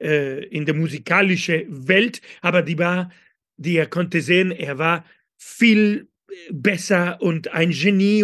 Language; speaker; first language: German; non-native, fluent; Spanish